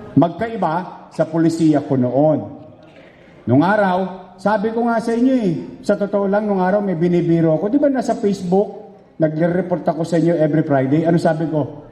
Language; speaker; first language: Filipino; native; Filipino